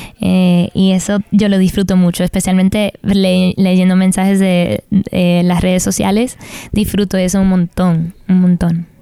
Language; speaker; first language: Spanish; early bilingual, heritage; Spanish